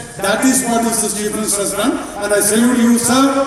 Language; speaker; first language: English; non-native, local second language; Malayalam